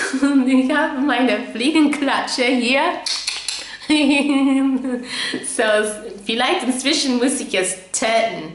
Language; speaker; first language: German; non-native, fluent; English